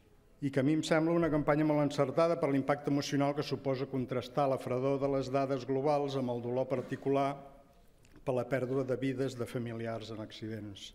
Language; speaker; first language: Catalan; native; Catalan